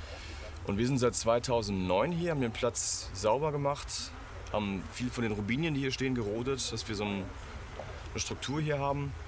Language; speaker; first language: German; native; German